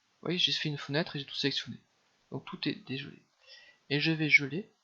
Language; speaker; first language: French; native; French